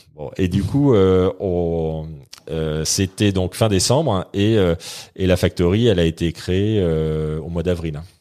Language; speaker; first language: French; native; French